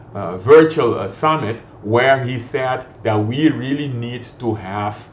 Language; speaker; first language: English; non-native, fluent; Papiamento